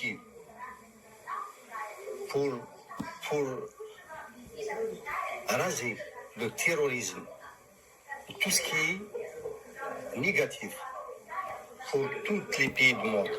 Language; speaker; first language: French; non-native, local second language; Arabic